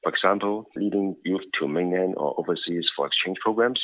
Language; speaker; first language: English; non-native, local second language; Cantonese